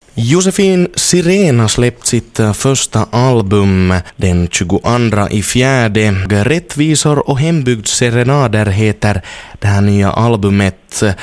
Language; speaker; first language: Swedish; native; Swedish